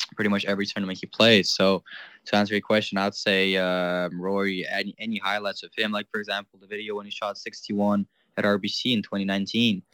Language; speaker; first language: English; non-native, fluent; Ukrainian